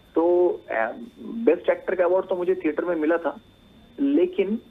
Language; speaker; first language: Hindi; native; Hindi